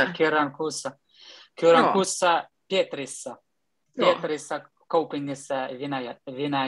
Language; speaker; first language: Finnish; non-native, learner; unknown